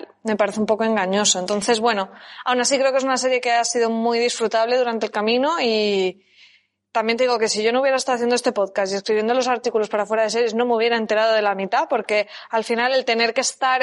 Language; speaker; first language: Spanish; native; Spanish